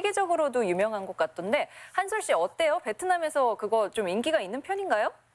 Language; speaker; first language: Korean; native; Korean